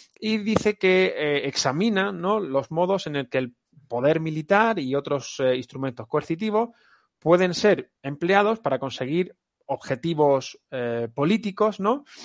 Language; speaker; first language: Spanish; native; Spanish